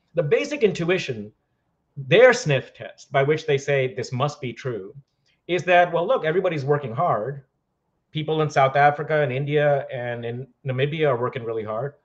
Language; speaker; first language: English; non-native, local second language; Hindi